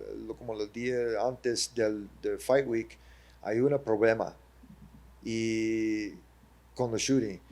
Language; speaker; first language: Spanish; early bilingual, heritage; English